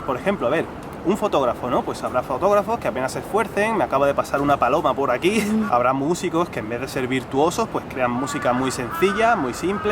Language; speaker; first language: Spanish; native; Spanish